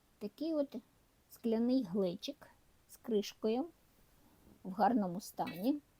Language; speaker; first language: Ukrainian; native; Ukrainian